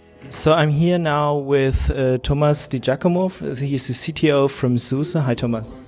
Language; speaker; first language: English; non-native, fluent; German